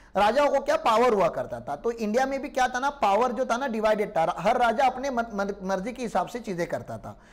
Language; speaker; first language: Hindi; non-native, local second language; Marathi